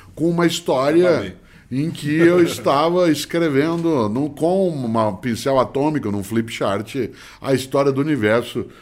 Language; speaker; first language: Portuguese; native; Portuguese